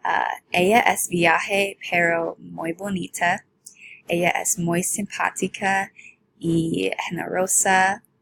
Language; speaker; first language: Spanish; non-native, learner; English